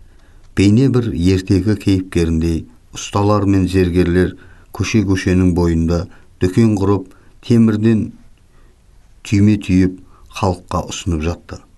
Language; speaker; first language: Kazakh; native; Kazakh